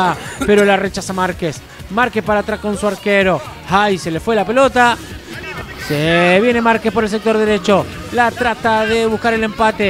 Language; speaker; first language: Spanish; native; Spanish